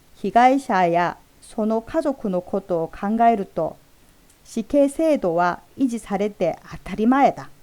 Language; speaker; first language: Japanese; non-native, fluent; Korean